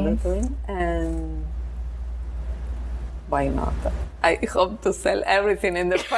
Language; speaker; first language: English; non-native, learner; Spanish